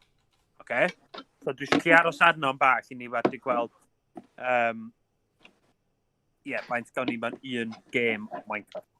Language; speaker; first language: Welsh; native; Welsh